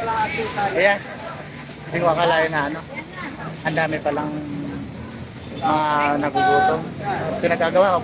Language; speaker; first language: Filipino; native; Filipino